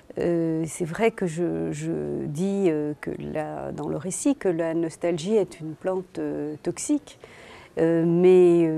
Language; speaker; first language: French; native; French